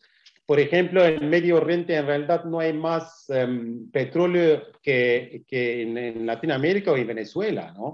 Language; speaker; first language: Spanish; non-native, learner; Kurdish